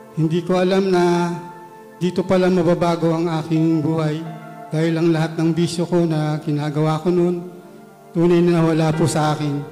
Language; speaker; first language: Filipino; native; Filipino